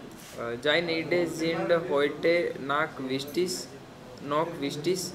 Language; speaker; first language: German; non-native, learner; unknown